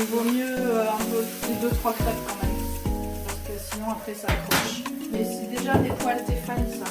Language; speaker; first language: French; native; French